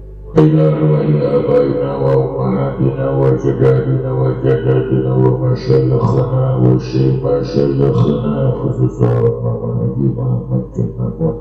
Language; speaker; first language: Arabic; non-native, fluent; Sundanese